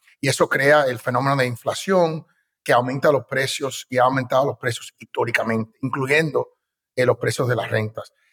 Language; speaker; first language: Spanish; early bilingual, heritage; Spanish